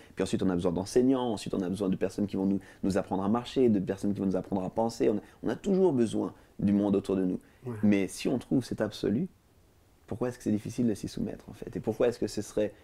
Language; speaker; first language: French; native; French